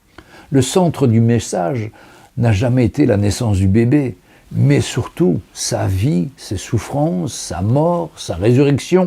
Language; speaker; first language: French; native; French